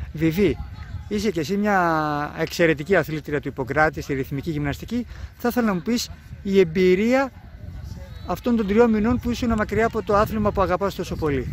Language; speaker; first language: Greek; native; Greek